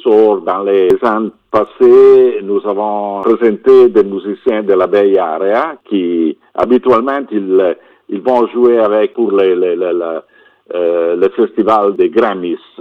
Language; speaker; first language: French; non-native, fluent; Italian